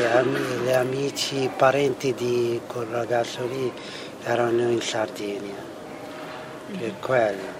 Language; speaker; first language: Italian; non-native, fluent; Arabic